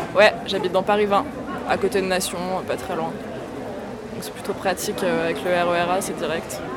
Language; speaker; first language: French; native; French